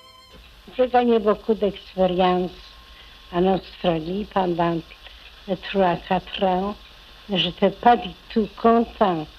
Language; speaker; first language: French; non-native, fluent; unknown